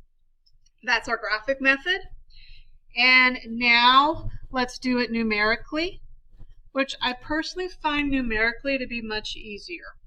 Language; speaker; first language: English; native; English